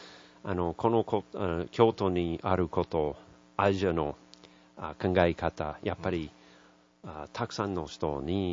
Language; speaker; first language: Japanese; non-native, learner; English